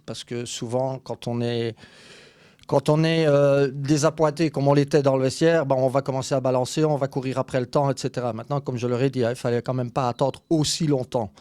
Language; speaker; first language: French; native; French